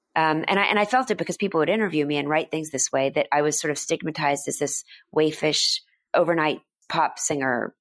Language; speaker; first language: English; native; English